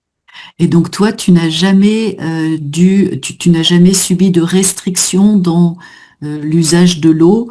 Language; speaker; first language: French; native; French